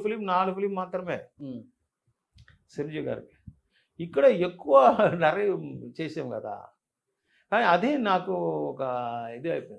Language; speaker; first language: Telugu; non-native, local second language; Tamil